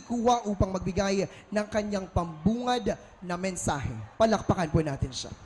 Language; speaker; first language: Filipino; native; Filipino